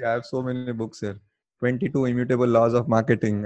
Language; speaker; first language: English; non-native, local second language; Marathi